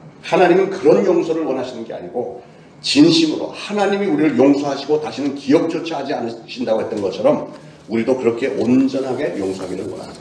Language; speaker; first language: Korean; native; Korean